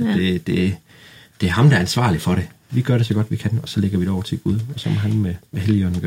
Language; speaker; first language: Danish; native; Danish